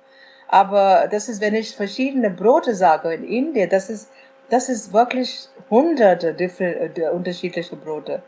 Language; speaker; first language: German; non-native, fluent; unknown